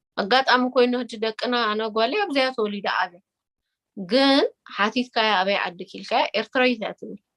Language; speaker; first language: Tigrinya; early bilingual, heritage; Tigrinya